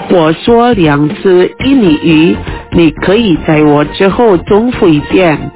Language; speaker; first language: Chinese; early bilingual, heritage; Chinese